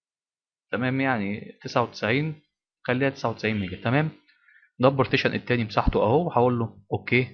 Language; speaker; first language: Arabic; native; Arabic